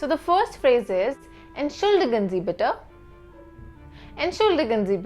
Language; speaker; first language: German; non-native, fluent; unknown